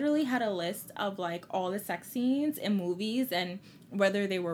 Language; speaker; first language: English; native; English